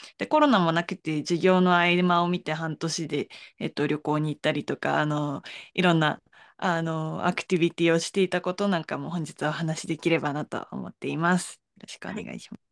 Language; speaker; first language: Japanese; native; Japanese